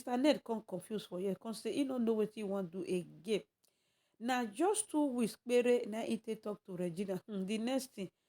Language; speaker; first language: Nigerian Pidgin; native; Nigerian Pidgin